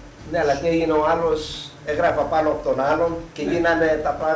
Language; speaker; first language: Greek; early bilingual, heritage; Greek